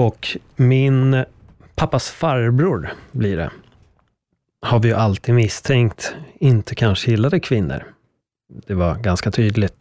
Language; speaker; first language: Swedish; native; Swedish